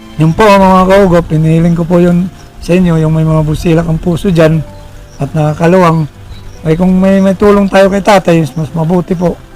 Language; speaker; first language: Filipino; non-native, local second language; Waray